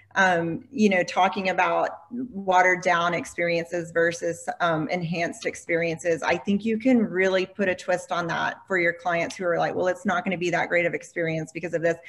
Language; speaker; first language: English; native; English